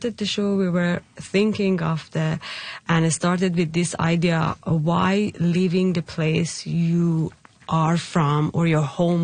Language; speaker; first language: English; non-native, learner; Persian